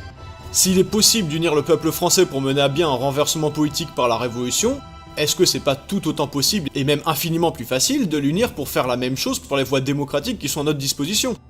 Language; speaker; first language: French; native; French